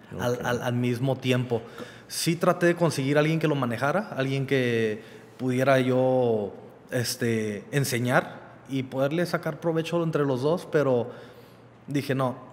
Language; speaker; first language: Spanish; early bilingual, heritage; Spanish